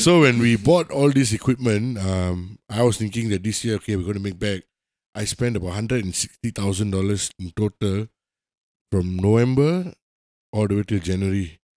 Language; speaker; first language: English; native; English